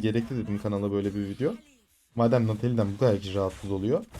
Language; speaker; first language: Turkish; native; Turkish